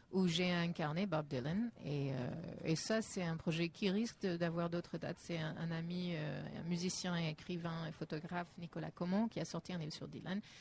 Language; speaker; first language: French; non-native, fluent; English